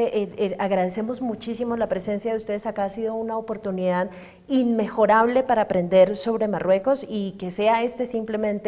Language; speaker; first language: Spanish; native; Spanish